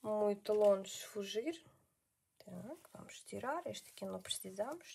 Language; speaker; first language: Portuguese; non-native, learner; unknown